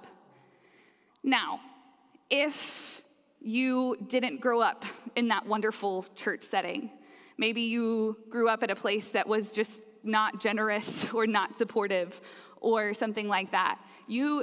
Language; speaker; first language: English; native; English